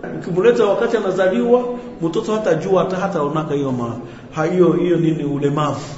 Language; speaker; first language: Swahili; native; Swahili